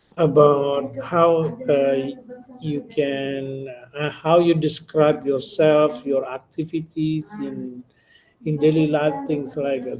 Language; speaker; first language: English; non-native, local second language; Indonesian